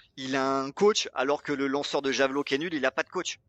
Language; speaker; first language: French; native; French